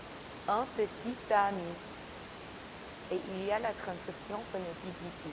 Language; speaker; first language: French; non-native, learner; English